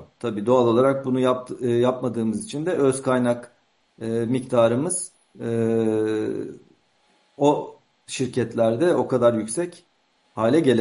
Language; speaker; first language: Turkish; native; Turkish